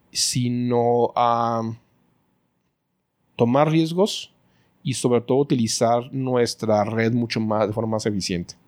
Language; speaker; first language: Spanish; native; Spanish